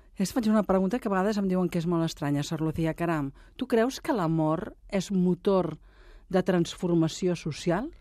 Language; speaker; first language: Catalan; native; Catalan